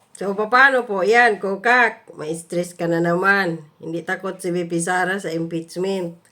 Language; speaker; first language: Filipino; native; Filipino